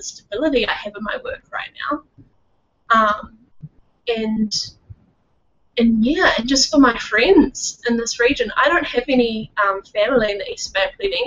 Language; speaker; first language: English; native; English